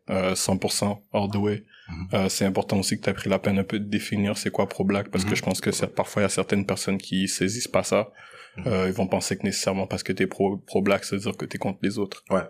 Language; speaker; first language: French; early bilingual, other home language; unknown